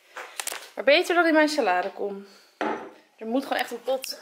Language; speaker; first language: Dutch; native; Dutch